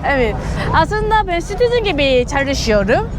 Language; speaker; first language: Turkish; non-native, learner; Korean